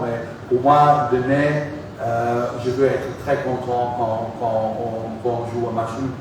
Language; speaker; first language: French; non-native, fluent; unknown